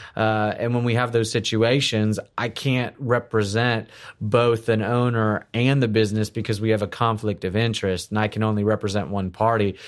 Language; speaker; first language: English; native; English